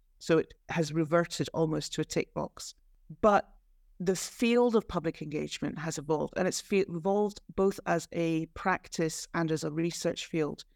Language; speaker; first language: English; native; English